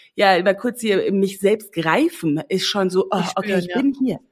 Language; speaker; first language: German; non-native, fluent; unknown